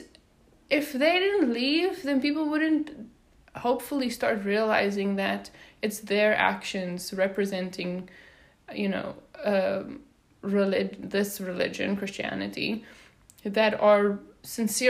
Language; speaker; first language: English; non-native, local second language; Afrikaans